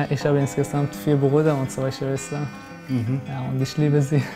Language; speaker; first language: German; non-native, learner; Persian